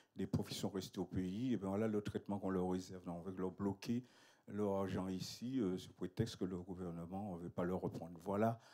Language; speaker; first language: French; native; French